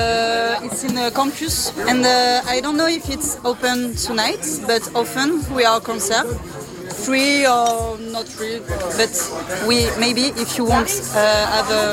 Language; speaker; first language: English; non-native, learner; French